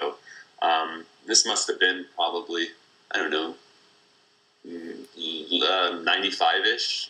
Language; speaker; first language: English; native; English